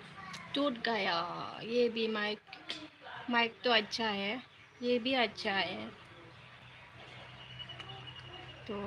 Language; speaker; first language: Hindi; non-native, local second language; Kok Borok